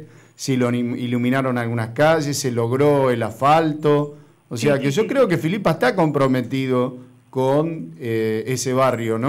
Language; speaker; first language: Spanish; native; Spanish